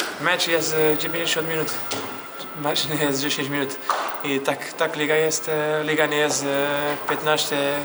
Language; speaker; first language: Polish; non-native, learner; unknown